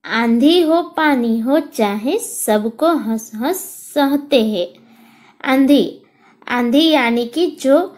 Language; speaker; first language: Hindi; non-native, local second language; Gujarati